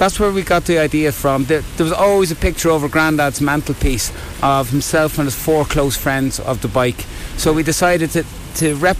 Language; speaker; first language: English; native; English